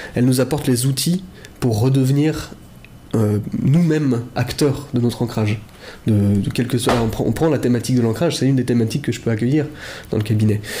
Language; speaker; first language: French; native; French